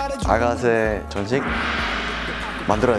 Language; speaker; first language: Korean; non-native, fluent; English